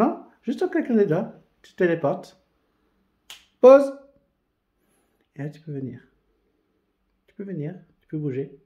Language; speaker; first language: French; native; French